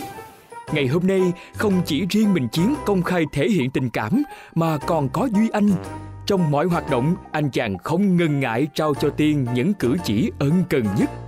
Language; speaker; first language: Vietnamese; native; Vietnamese